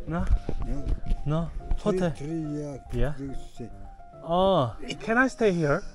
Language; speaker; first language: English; non-native, learner; Korean